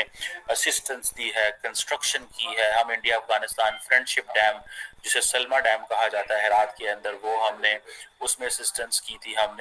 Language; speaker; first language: Hindi; native; Hindi